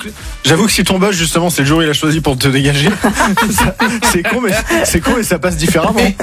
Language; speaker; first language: French; native; French